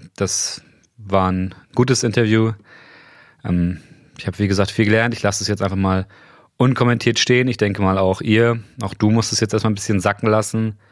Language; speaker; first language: German; native; German